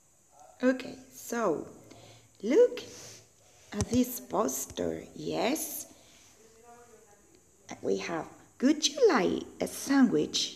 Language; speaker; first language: English; non-native, learner; Spanish